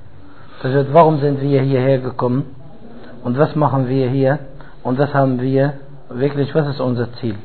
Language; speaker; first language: German; non-native, fluent; Arabic